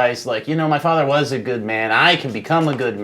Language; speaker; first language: English; native; English